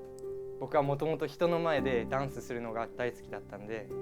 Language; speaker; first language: Japanese; native; Japanese